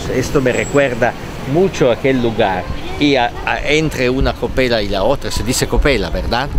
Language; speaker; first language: Spanish; non-native, learner; Italian